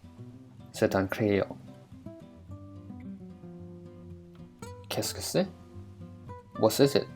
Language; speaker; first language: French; non-native, fluent; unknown